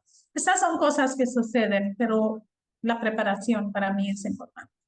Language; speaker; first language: Spanish; non-native, fluent; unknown